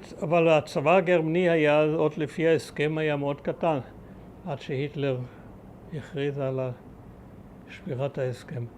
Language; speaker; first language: Hebrew; early bilingual, other home language; German